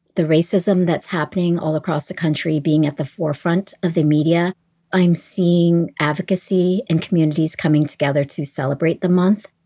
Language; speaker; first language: English; early bilingual, other home language; Vietnamese